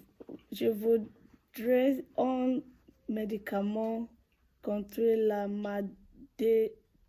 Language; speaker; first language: French; non-native, learner; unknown